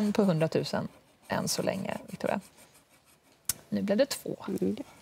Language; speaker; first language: Swedish; native; Swedish